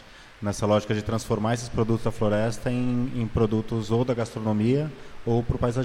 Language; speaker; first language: Portuguese; native; Portuguese